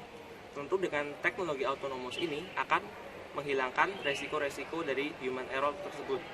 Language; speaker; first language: Indonesian; native; Indonesian